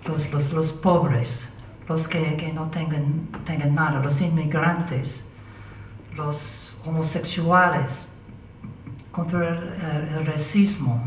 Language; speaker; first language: Spanish; non-native, learner; English